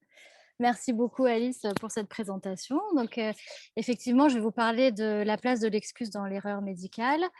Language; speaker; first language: French; native; French